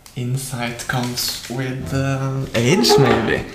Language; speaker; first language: English; non-native, fluent; Norwegian